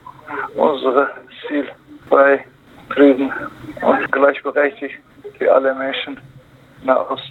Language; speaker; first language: German; non-native, learner; Kurdish